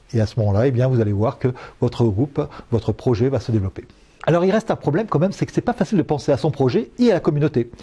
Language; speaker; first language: French; native; French